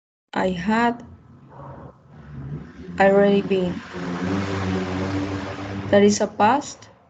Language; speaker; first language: English; non-native, learner; Spanish